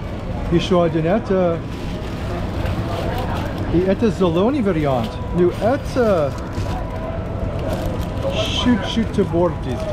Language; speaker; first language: Russian; non-native, learner; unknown